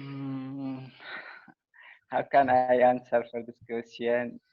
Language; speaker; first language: English; non-native, learner; Arabic